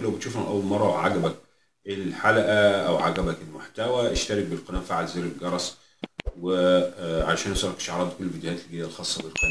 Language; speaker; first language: Arabic; native; Arabic